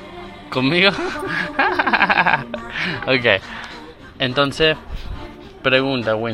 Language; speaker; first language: Spanish; early bilingual, heritage; Spanish